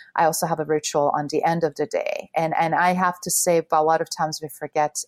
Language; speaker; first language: English; non-native, fluent; Bosnian